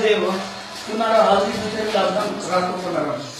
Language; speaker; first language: Nepali; native; Nepali